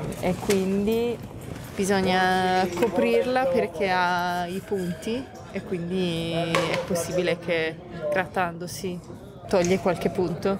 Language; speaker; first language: Italian; non-native, fluent; English